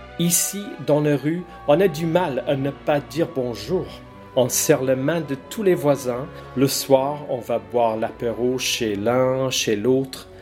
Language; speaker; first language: French; non-native, fluent; English